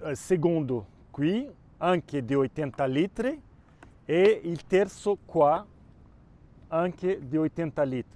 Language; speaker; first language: Italian; non-native, local second language; Spanish